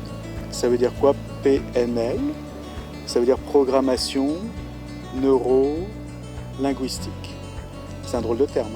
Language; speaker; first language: French; native; French